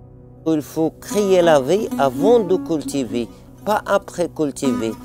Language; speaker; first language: French; non-native, learner; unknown